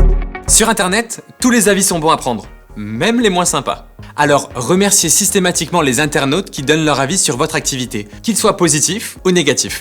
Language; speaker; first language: French; native; French